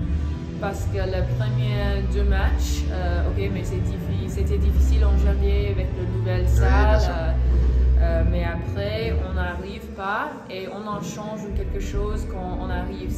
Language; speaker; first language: French; non-native, learner; English